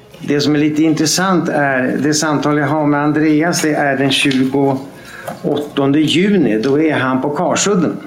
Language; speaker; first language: Swedish; native; Swedish